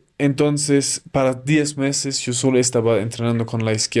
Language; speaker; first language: Spanish; non-native, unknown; German